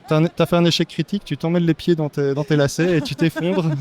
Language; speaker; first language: French; native; French